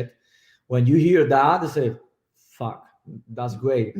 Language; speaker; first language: English; non-native, learner; Spanish